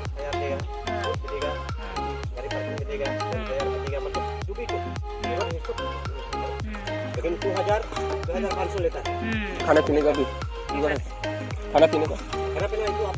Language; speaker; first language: Hindi; non-native, local second language; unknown